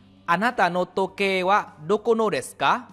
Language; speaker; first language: Japanese; non-native, fluent; Vietnamese